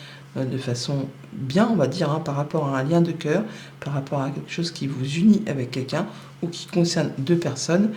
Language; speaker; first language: French; native; French